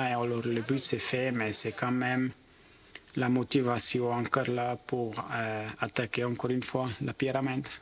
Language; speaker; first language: French; non-native, local second language; German